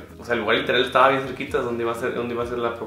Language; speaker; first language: Spanish; native; Spanish